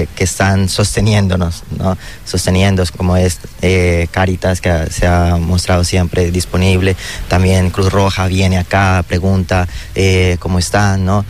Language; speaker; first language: Spanish; native; Spanish